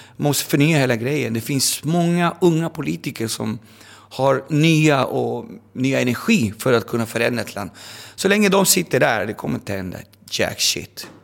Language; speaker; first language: Swedish; early bilingual, other home language; Spanish